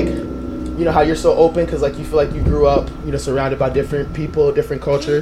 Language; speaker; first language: English; non-native, fluent; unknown